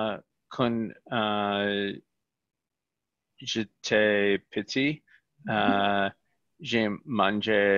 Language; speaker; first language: French; non-native, learner; English